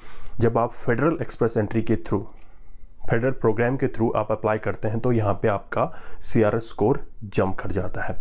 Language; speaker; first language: Hindi; native; Hindi